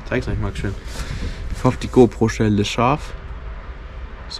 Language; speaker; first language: German; native; German